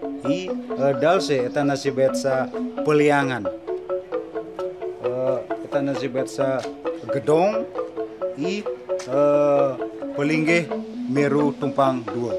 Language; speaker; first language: Russian; non-native, learner; Indonesian